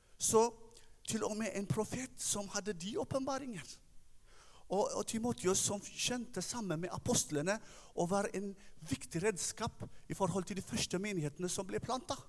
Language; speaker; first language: Norwegian; non-native, fluent; Tigrinya